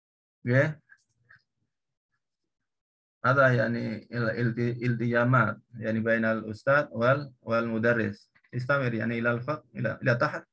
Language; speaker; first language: Arabic; non-native, learner; Indonesian